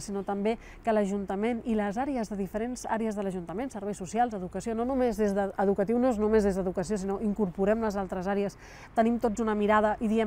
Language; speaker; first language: Catalan; native; Catalan